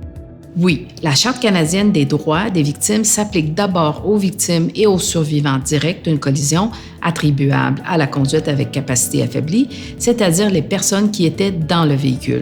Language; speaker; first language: French; native; French